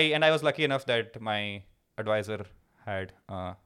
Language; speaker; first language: English; non-native, local second language; Hindi